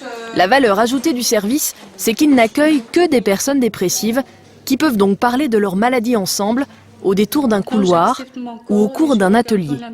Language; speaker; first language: French; native; French